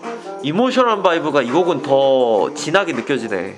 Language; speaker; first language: Korean; native; Korean